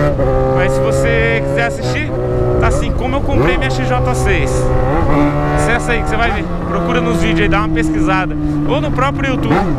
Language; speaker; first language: Portuguese; native; Portuguese